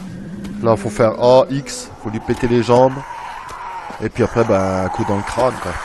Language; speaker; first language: French; native; French